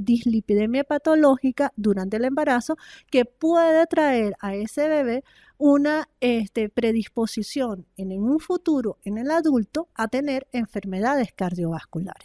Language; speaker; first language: Spanish; native; Spanish